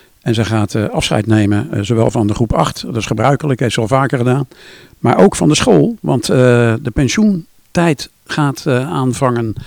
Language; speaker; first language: Dutch; native; Dutch